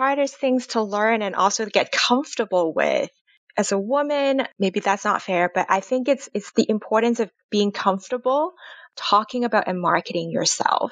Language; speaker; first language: English; non-native, local second language; Cantonese